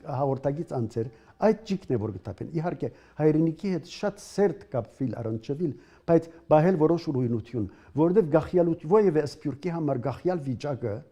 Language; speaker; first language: Armenian; early bilingual, heritage; Armenian